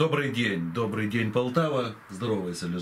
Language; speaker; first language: Russian; native; Russian